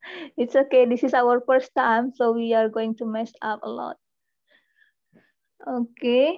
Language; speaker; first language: English; non-native, learner; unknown